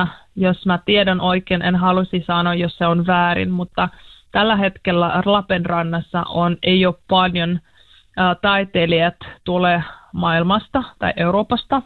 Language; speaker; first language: Finnish; non-native, learner; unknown